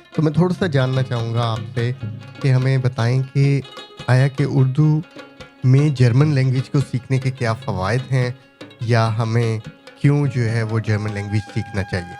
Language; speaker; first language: Urdu; native; Urdu